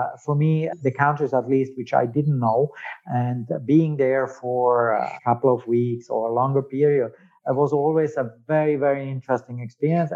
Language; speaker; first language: English; non-native, fluent; German